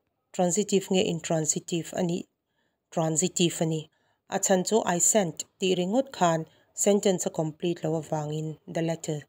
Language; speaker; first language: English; non-native, local second language; Mizo